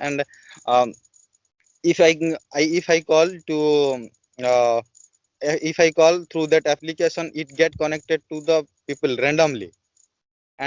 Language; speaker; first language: English; non-native, learner; Odia